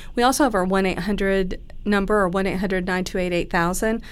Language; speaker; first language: English; native; English